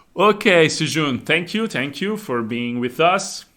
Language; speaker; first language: English; non-native, fluent; Italian